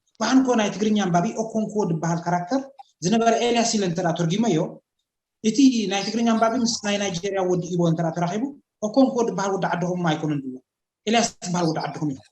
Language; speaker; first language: Tigrinya; native; Tigrinya